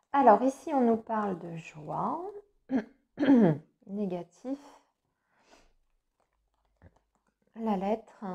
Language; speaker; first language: French; native; French